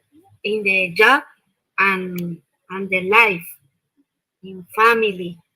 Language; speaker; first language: English; non-native, learner; Spanish